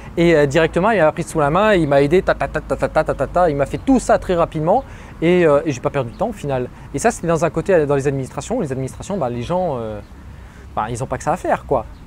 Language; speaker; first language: French; native; French